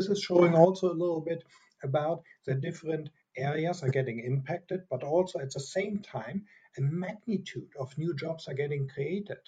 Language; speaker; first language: English; non-native, fluent; German